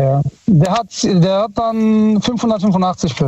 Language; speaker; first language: German; early bilingual, other home language; Italian